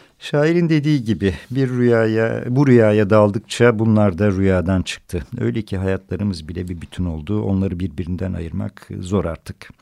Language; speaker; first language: Turkish; native; Turkish